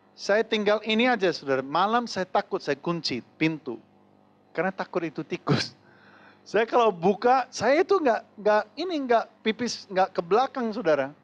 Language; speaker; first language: Indonesian; non-native, fluent; English